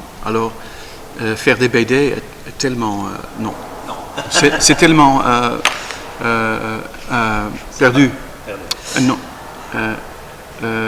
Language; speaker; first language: French; non-native, learner; Dutch